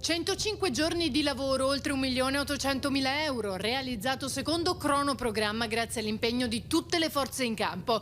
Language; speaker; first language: Italian; native; Italian